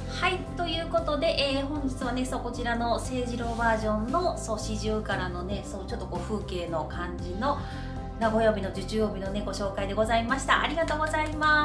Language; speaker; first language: Japanese; native; Japanese